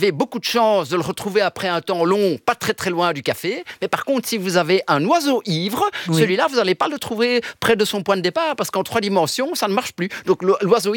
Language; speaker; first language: French; early bilingual, other home language; Italian